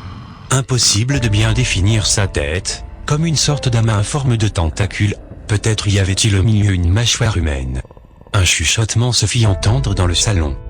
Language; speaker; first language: French; native; French